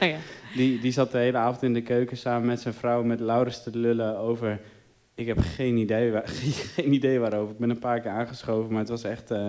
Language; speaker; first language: Dutch; native; Dutch